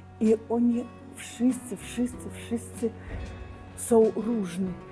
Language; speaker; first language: Polish; non-native, learner; Russian